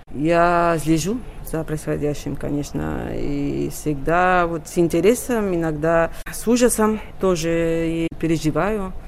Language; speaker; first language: Russian; non-native, fluent; Catalan